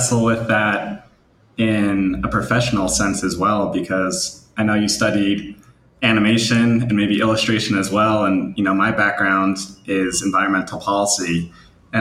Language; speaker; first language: English; native; English